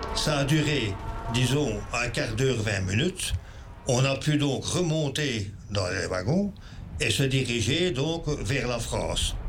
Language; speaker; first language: French; native; French